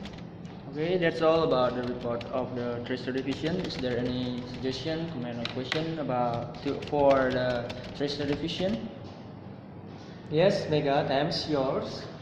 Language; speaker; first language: English; non-native, learner; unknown